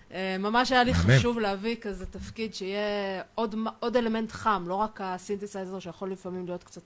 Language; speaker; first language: Hebrew; native; Hebrew